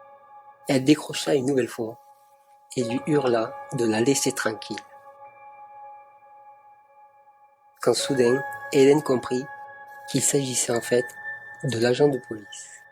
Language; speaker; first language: French; native; French